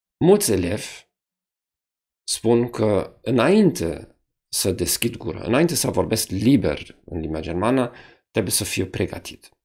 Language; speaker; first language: Romanian; non-native, fluent; German